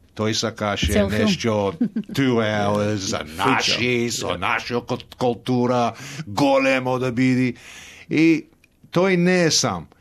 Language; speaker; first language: Macedonian; early bilingual, heritage; Macedonian